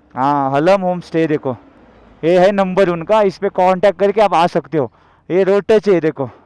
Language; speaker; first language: Hindi; non-native, local second language; Marathi